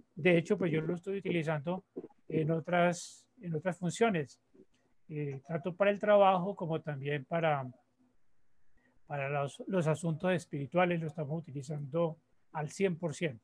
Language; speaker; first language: Spanish; native; Spanish